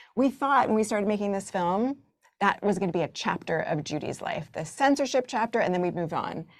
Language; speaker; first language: English; native; English